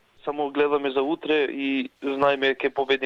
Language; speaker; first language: Macedonian; early bilingual, heritage; Macedonian